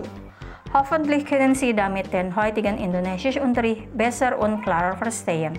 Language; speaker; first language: German; non-native, fluent; Indonesian